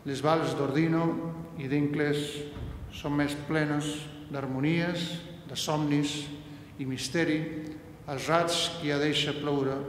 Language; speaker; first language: Catalan; non-native, local second language; Spanish